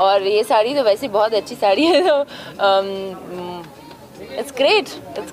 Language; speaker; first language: Hindi; non-native, fluent; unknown